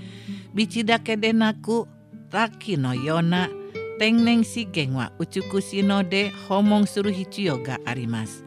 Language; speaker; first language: Japanese; non-native, fluent; Indonesian